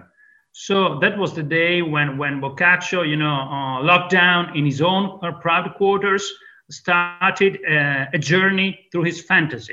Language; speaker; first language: English; non-native, fluent; Italian